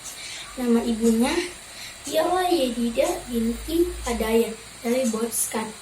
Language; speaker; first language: Indonesian; native; Indonesian